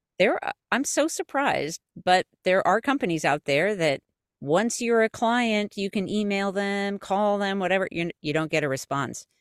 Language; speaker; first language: English; native; English